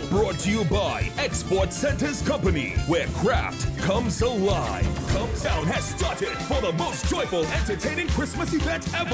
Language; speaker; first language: English; native; English